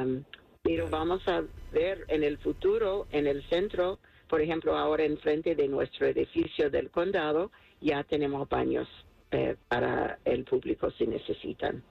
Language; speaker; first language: Spanish; non-native, fluent; English